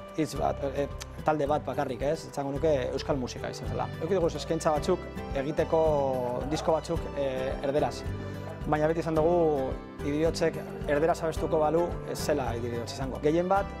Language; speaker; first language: Basque; non-native, local second language; Spanish